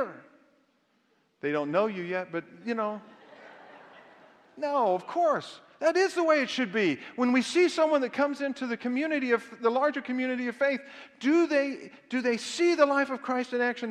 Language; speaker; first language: English; native; English